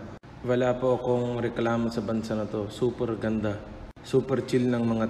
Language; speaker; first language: Filipino; non-native, fluent; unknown